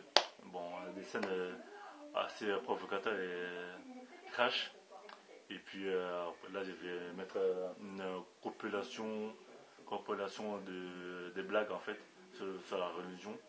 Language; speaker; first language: French; native; French